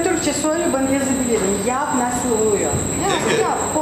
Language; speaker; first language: Turkish; non-native, learner; Russian